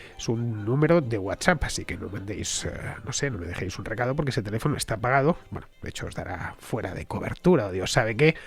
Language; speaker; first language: Spanish; native; Spanish